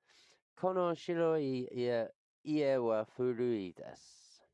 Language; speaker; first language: Japanese; non-native, learner; English